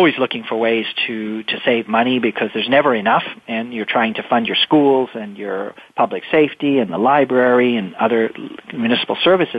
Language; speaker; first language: English; native; English